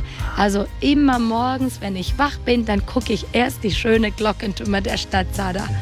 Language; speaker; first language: German; non-native, fluent; Croatian